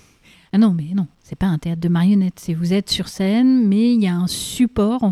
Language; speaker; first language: French; native; French